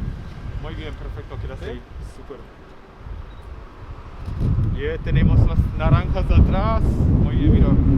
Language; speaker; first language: Spanish; non-native, learner; English